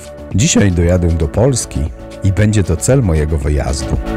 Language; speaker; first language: Polish; native; Polish